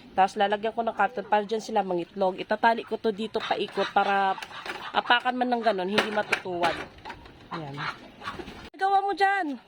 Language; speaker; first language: Filipino; native; Filipino